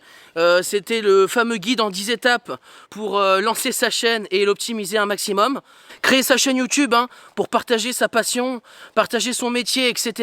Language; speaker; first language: French; native; French